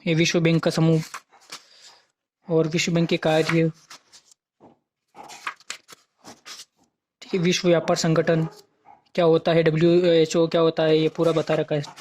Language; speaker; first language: Hindi; native; Hindi